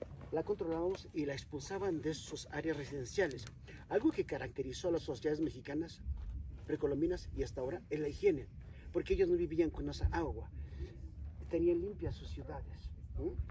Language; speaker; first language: Spanish; native; Spanish